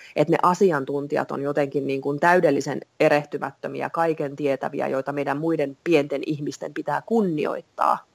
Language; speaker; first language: Finnish; native; Finnish